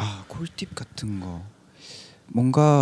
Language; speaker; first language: Korean; non-native, learner; Vietnamese